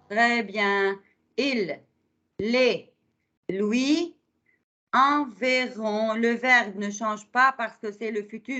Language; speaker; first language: French; non-native, fluent; Arabic